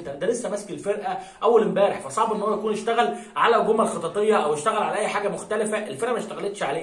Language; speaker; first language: Arabic; native; Arabic